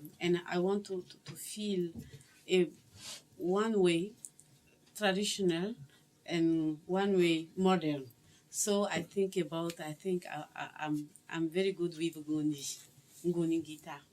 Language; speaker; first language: English; non-native, learner; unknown